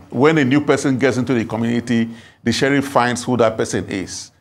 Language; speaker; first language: English; non-native, local second language; Igbo